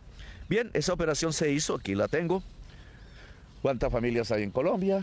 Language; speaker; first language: Spanish; native; Spanish